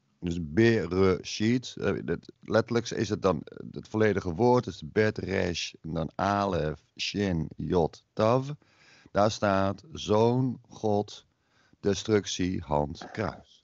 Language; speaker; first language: Dutch; native; Dutch